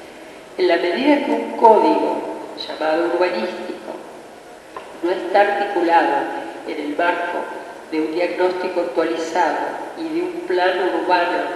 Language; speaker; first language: Spanish; native; Spanish